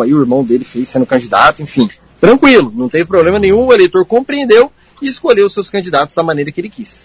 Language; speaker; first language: Portuguese; native; Portuguese